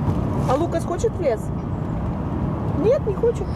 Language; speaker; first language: Russian; native; Russian